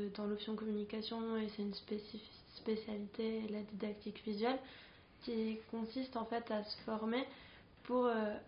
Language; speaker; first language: French; non-native, fluent; Spanish